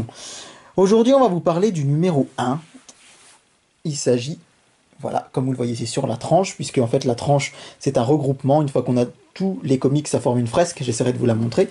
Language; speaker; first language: French; native; French